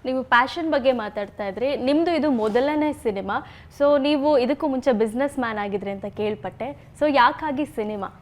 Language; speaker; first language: Kannada; native; Kannada